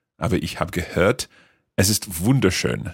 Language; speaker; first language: German; non-native, learner; English